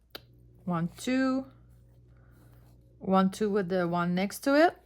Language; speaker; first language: English; non-native, fluent; French